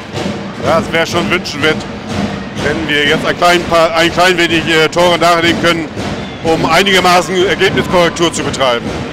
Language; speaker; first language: German; native; German